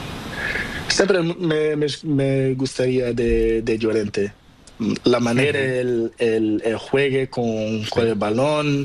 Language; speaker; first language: Spanish; non-native, learner; Portuguese